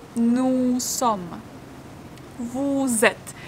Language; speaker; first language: French; non-native, fluent; Russian